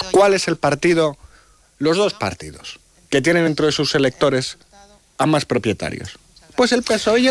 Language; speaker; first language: Spanish; native; Spanish